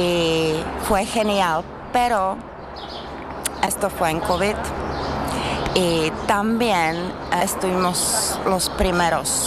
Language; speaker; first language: Spanish; non-native, fluent; Czech